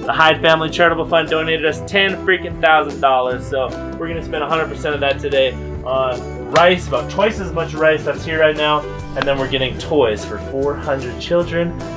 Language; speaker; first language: English; native; English